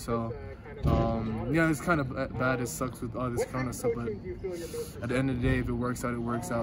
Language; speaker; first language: English; non-native, fluent; Japanese